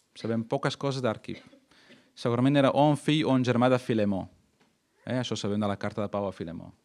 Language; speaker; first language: Catalan; non-native, fluent; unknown